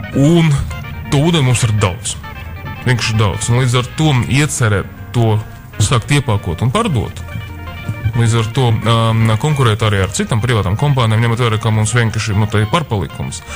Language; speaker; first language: Latvian; non-native, local second language; Russian